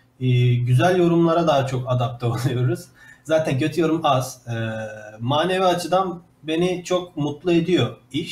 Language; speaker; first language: Turkish; native; Turkish